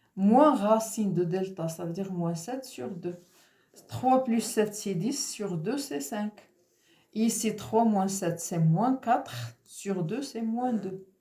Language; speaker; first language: French; non-native, local second language; Arabic